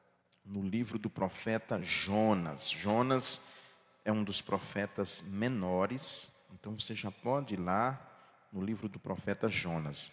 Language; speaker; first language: Portuguese; native; Portuguese